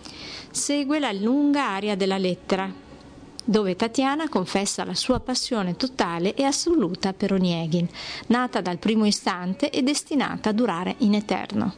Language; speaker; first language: Italian; native; Italian